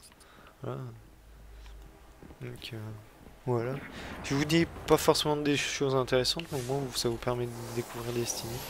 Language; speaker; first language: French; native; French